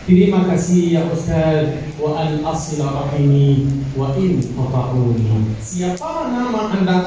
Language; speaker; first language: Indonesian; non-native, learner; Arabic